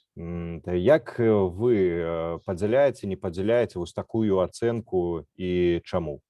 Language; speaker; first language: Belarusian; non-native, local second language; Russian